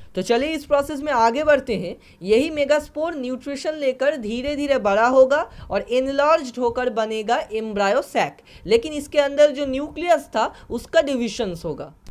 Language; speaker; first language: Hindi; non-native, local second language; Bangla